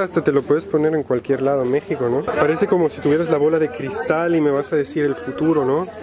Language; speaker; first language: Spanish; native; Spanish